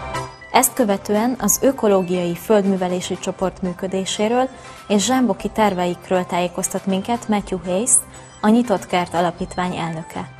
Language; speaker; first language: Hungarian; native; Hungarian